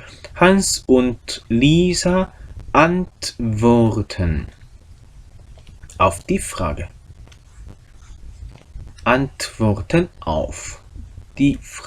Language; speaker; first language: German; non-native, fluent; Korean